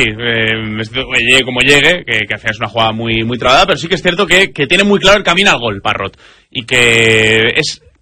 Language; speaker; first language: Spanish; native; Spanish